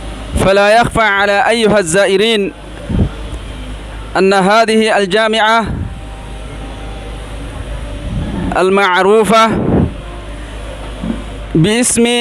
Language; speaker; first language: Arabic; non-native, learner; Rohingya